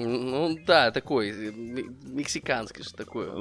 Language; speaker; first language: Russian; native; Russian